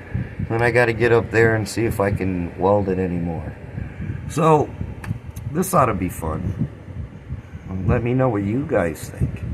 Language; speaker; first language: English; native; English